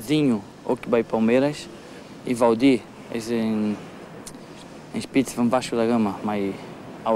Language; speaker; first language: Dutch; non-native, learner; Portuguese